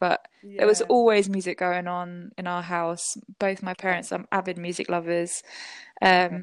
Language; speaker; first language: English; native; English